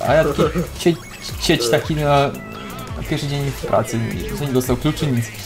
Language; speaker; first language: Polish; native; Polish